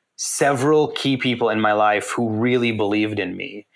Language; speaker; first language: English; native; English